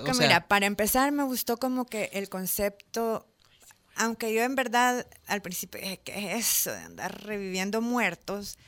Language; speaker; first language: Spanish; native; Spanish